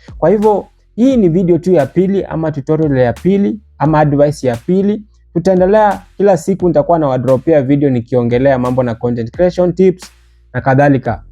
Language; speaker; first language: Swahili; non-native, local second language; Luyia